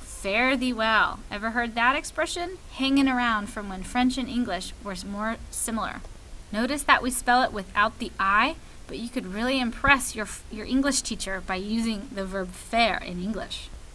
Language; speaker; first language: English; native; English